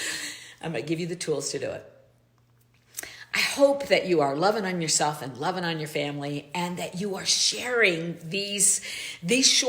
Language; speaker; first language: English; native; English